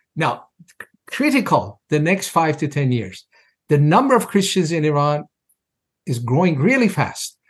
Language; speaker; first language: English; non-native, fluent; Persian